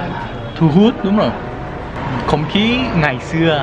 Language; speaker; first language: Vietnamese; non-native, fluent; Korean